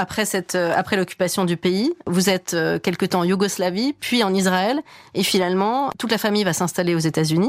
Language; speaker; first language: French; native; French